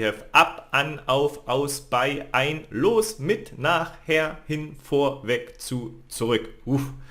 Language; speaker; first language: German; non-native, fluent; Spanish